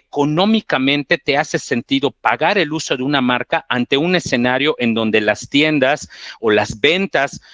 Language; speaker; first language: Spanish; native; Spanish